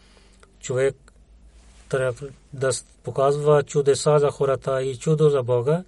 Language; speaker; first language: Bulgarian; non-native, learner; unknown